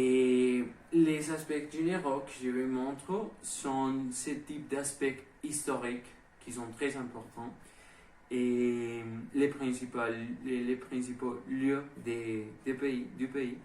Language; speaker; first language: French; non-native, learner; Spanish